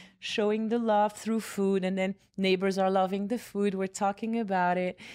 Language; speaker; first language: English; non-native, fluent; Arabic